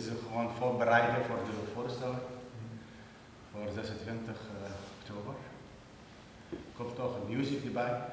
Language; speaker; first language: Dutch; non-native, learner; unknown